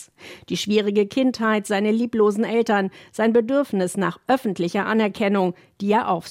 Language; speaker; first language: German; native; German